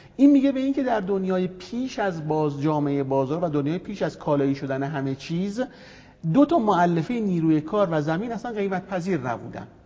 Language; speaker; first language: Persian; native; Persian